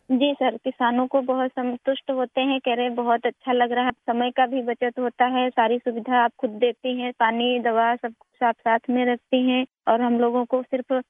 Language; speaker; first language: Hindi; native; Hindi